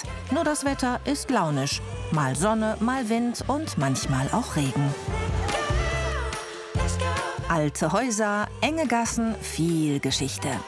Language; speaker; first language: German; native; German